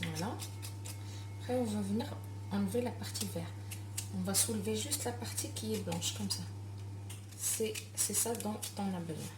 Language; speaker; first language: French; non-native, local second language; Arabic